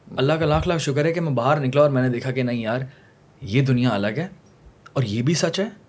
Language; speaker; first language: Urdu; native; Urdu